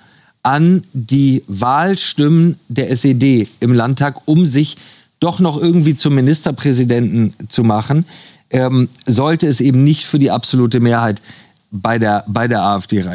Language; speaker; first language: German; native; German